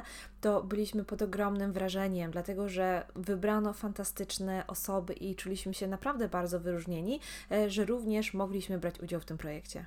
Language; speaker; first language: Polish; native; Polish